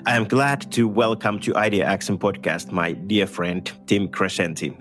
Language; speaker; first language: English; non-native, fluent; Finnish